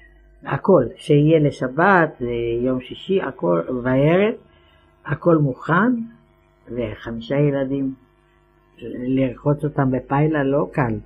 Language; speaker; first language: Hebrew; non-native, fluent; Ladino